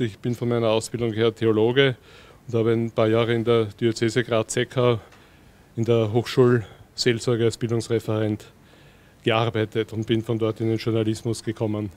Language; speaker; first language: German; native; German